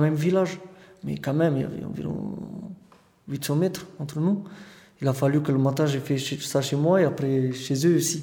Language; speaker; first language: French; non-native, fluent; Romanian